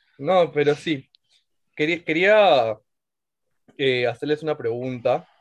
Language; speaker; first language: Spanish; native; Spanish